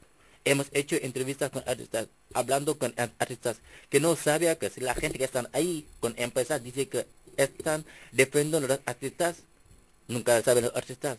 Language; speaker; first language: Spanish; non-native, fluent; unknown